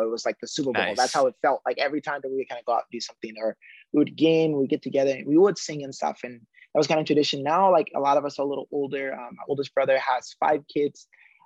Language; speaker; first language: English; native; English